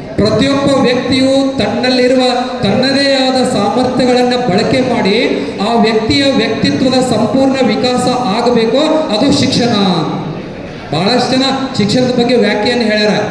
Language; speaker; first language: Kannada; native; Kannada